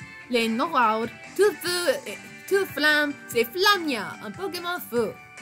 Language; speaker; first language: French; non-native, fluent; English